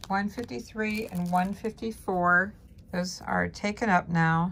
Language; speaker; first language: English; native; English